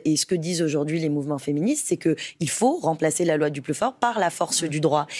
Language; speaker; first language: French; early bilingual, other home language; Persian